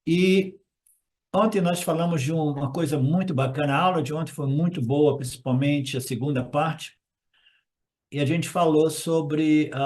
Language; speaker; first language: Portuguese; native; Portuguese